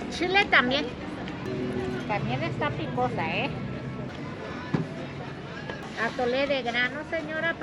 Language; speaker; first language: Spanish; native; Spanish